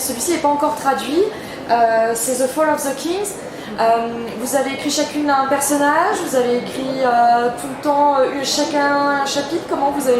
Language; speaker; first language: French; native; French